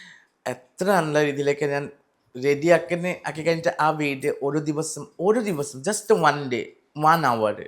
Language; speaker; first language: Malayalam; non-native, learner; Assamese